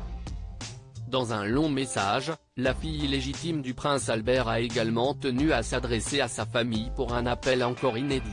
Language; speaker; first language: French; native; French